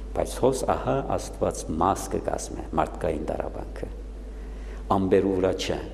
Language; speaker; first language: Armenian; early bilingual, heritage; Armenian